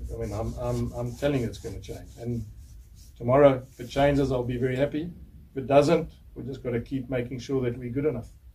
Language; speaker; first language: English; native; English